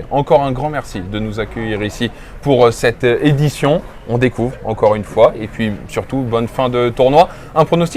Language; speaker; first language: French; native; French